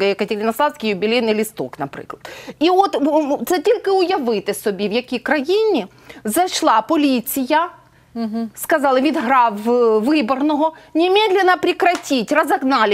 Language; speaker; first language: Ukrainian; native; Ukrainian